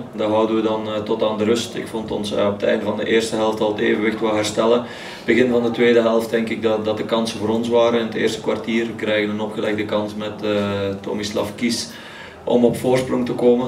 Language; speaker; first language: Dutch; native; Dutch